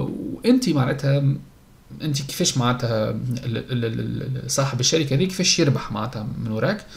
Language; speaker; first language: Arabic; native; Arabic